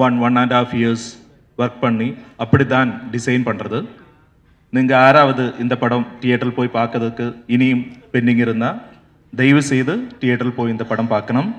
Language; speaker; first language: Tamil; non-native, learner; Malayalam